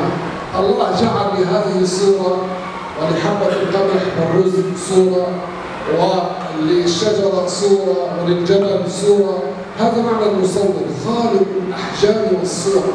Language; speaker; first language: Arabic; native; Arabic